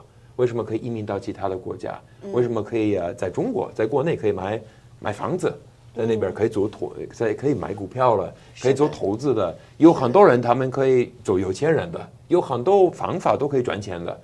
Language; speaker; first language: Chinese; non-native, fluent; English